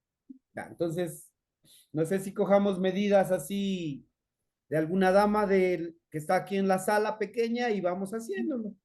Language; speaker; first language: Spanish; native; Spanish